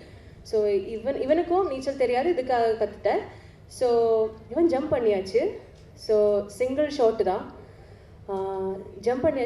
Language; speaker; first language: Tamil; non-native, learner; Malayalam